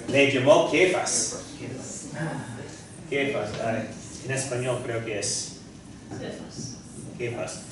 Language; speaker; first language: Spanish; non-native, fluent; English